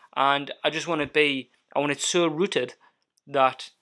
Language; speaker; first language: English; native; English